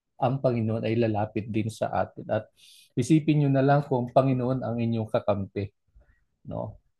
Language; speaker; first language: Filipino; non-native, local second language; Cebuano